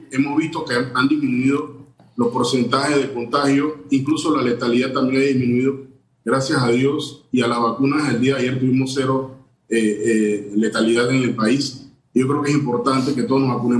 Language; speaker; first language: Spanish; native; Spanish